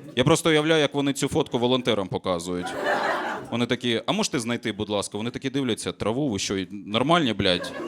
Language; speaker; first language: Ukrainian; non-native, local second language; Russian